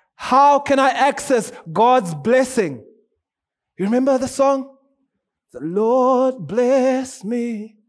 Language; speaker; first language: English; non-native, local second language; Shona